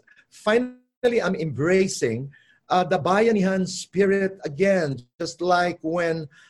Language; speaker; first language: English; non-native, local second language; Filipino